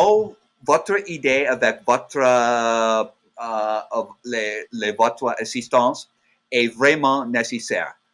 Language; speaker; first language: French; non-native, learner; English